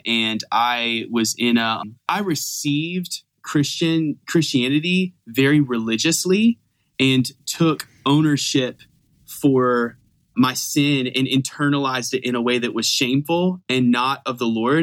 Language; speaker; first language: English; native; English